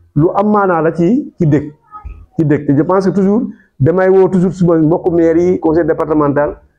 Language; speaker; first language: Wolof; non-native, local second language; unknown